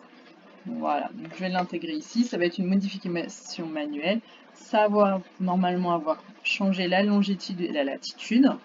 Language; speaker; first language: French; native; French